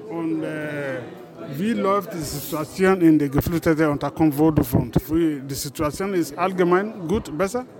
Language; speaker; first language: German; non-native, fluent; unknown